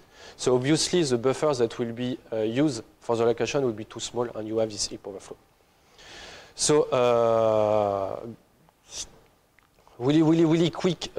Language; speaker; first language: English; non-native, fluent; French